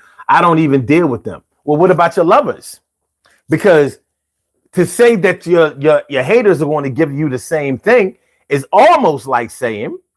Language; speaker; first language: English; native; English